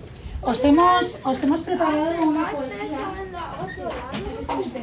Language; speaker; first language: Spanish; native; Spanish